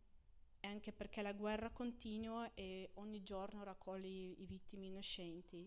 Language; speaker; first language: Italian; non-native, fluent; Ukrainian